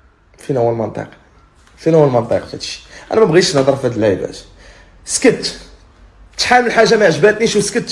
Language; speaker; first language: Arabic; native; Arabic